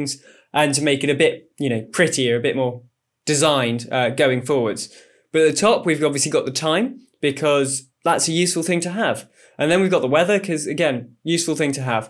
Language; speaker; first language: English; native; English